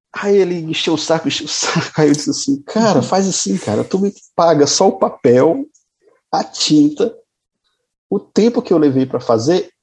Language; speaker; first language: Portuguese; native; Portuguese